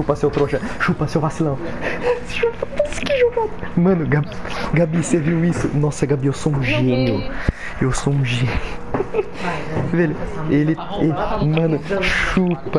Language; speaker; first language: Portuguese; native; Portuguese